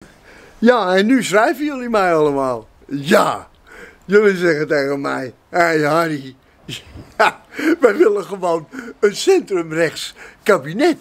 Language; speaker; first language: Dutch; native; Dutch